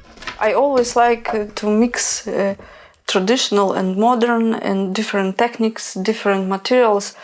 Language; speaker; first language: English; non-native, learner; Ukrainian